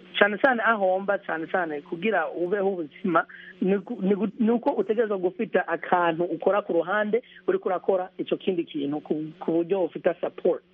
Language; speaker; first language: Rundi; early bilingual, heritage; Rundi